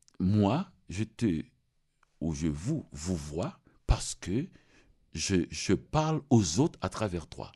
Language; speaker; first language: French; non-native, local second language; Haitian Creole